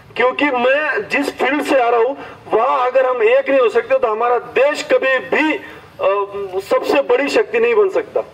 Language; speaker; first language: Hindi; non-native, local second language; Marathi